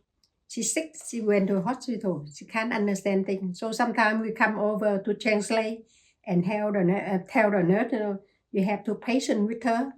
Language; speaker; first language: English; non-native, learner; Chinese